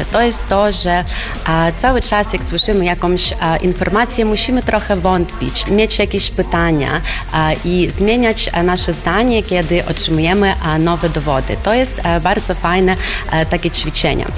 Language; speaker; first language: Polish; non-native, fluent; Ukrainian